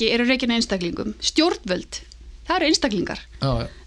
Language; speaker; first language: Icelandic; native; Icelandic